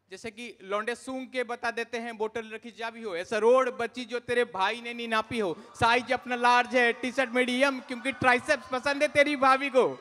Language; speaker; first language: Hindi; non-native, local second language; Odia